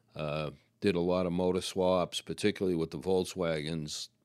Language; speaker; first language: English; native; English